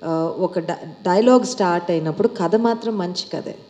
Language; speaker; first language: Telugu; native; Telugu